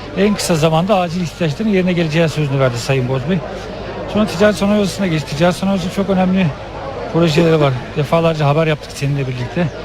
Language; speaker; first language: Turkish; native; Turkish